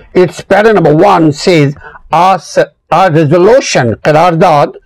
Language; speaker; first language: English; non-native, local second language; Urdu